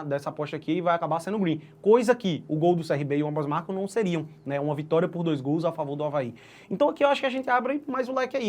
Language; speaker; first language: Portuguese; native; Portuguese